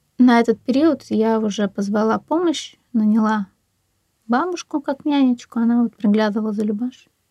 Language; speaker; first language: Russian; native; Russian